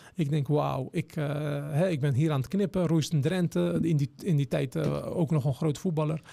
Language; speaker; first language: Dutch; early bilingual, other home language; Turkish